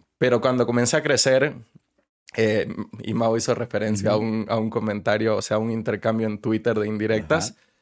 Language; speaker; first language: Spanish; native; Spanish